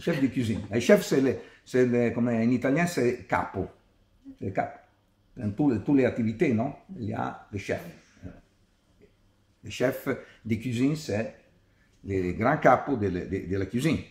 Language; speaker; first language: French; non-native, learner; Italian